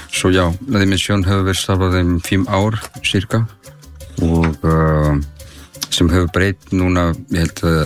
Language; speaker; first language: Icelandic; non-native, learner; Spanish